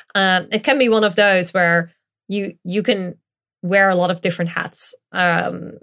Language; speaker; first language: English; non-native, fluent; Dutch